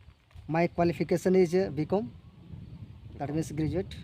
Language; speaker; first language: English; non-native, local second language; Hindi